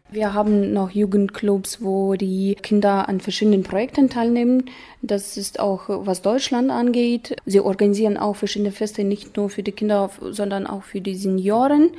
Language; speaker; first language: German; non-native, fluent; Russian